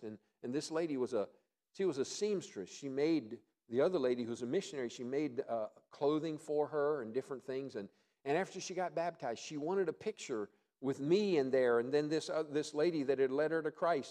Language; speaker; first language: English; native; English